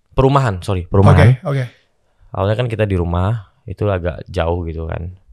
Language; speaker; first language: Indonesian; native; Indonesian